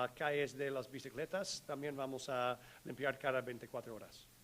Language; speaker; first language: Spanish; non-native, learner; English